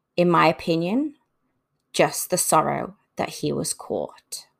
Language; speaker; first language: English; native; English